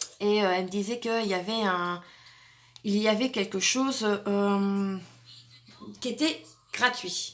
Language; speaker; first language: French; native; French